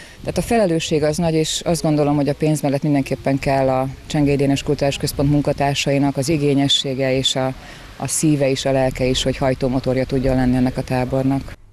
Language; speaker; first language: Hungarian; native; Hungarian